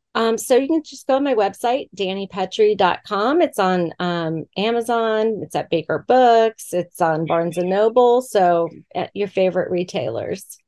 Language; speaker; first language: English; native; English